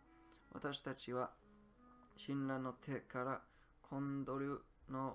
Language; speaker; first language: Japanese; non-native, learner; English